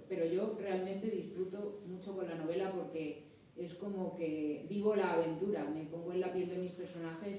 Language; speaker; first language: Spanish; native; Spanish